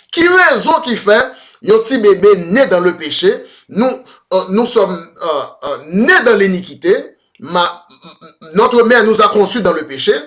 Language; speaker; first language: French; non-native, local second language; Haitian Creole